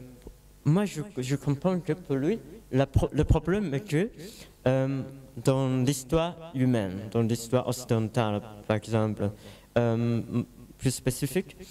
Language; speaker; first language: French; non-native, learner; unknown